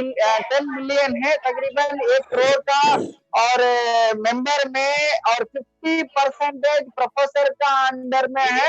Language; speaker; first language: Hindi; non-native, local second language; Tamil